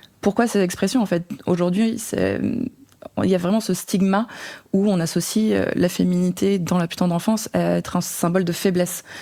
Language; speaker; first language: French; native; French